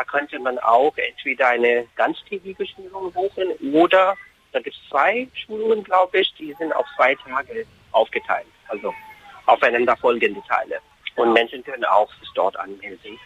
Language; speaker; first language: German; non-native, fluent; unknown